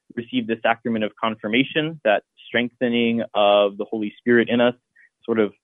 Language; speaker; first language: English; native; English